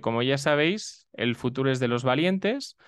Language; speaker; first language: Spanish; native; Spanish